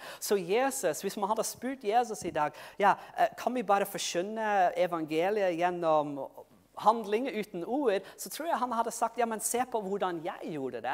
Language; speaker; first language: Norwegian; non-native, fluent; English